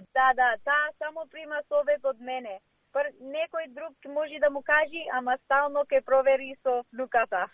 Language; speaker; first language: Macedonian; early bilingual, heritage; Macedonian